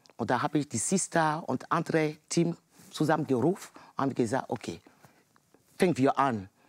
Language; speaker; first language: German; non-native, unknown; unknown